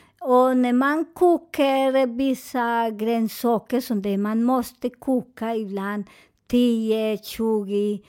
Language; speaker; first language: Swedish; non-native, fluent; Spanish